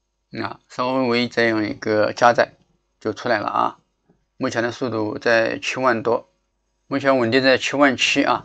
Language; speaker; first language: Chinese; native; Chinese